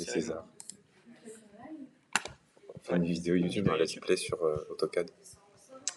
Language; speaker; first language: French; native; French